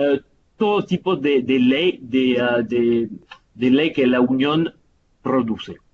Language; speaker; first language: Spanish; non-native, fluent; Italian